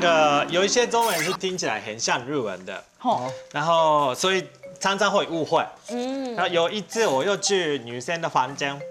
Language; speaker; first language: Chinese; non-native, learner; Japanese